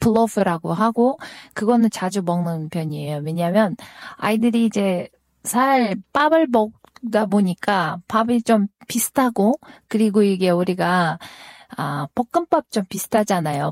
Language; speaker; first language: Korean; non-native, fluent; Kyrgyz